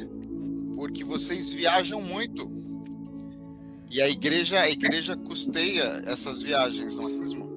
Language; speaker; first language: Portuguese; early bilingual, other home language; Spanish